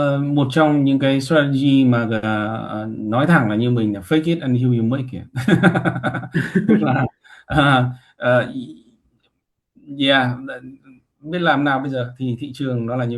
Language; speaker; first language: Vietnamese; native; Vietnamese